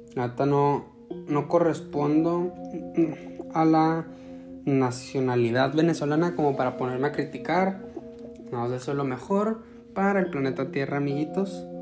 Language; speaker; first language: Spanish; native; Spanish